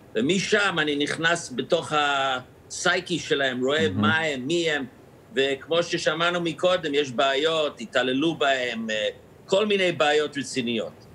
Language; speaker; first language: Hebrew; non-native, fluent; English